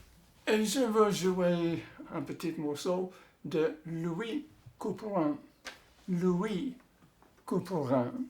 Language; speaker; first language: French; non-native, learner; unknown